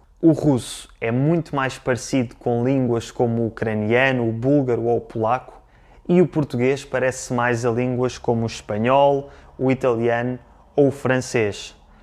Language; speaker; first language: Portuguese; native; Portuguese